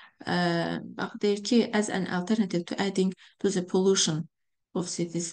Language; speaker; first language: English; non-native, fluent; Azerbaijani